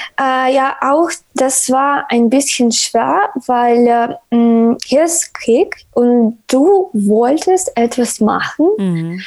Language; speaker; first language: German; non-native, learner; Ukrainian